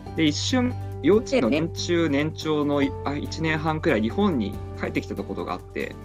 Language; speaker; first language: Japanese; early bilingual, heritage; Japanese